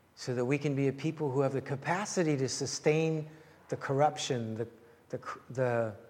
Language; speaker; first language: English; native; English